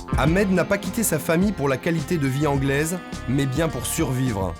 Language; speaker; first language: French; native; French